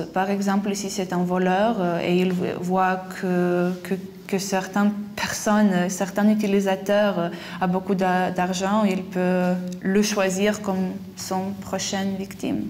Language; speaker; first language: French; non-native, fluent; Lithuanian